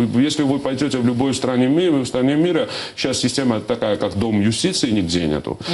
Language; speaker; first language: Russian; non-native, local second language; Georgian